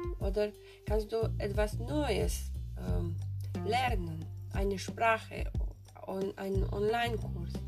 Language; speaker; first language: German; non-native, fluent; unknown